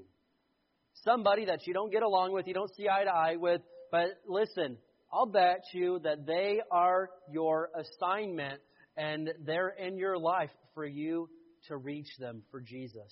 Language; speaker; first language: English; native; English